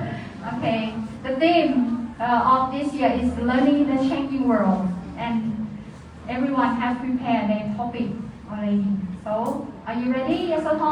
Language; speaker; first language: English; non-native, learner; Thai